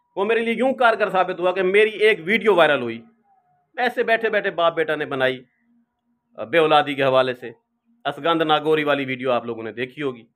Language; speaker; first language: Urdu; non-native, local second language; Saraiki